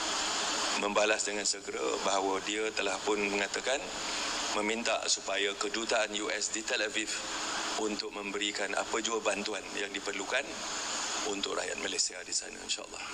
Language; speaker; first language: Malay; native; Malay